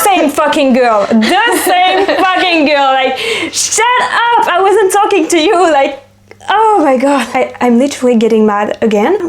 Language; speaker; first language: English; non-native, fluent; French